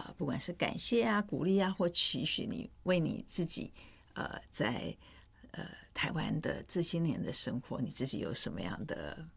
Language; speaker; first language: Chinese; native; Chinese